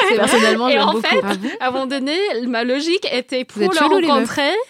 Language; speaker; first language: French; non-native, fluent; English